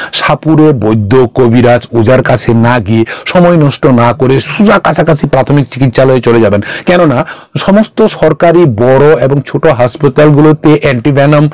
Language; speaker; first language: Bangla; non-native, local second language; Kok Borok